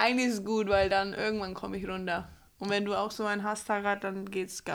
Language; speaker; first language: German; non-native, fluent; English